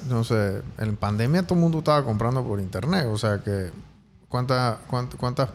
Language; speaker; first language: Spanish; native; Spanish